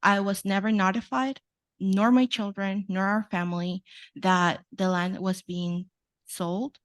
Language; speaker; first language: English; non-native, fluent; Spanish